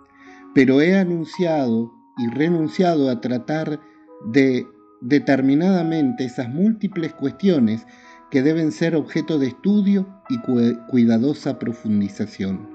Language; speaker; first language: Spanish; native; Spanish